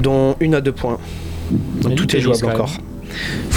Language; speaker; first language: French; native; French